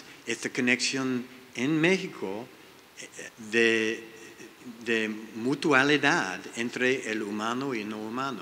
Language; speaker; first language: Spanish; non-native, learner; English